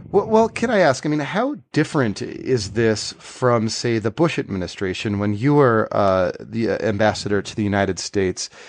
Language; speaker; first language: English; native; English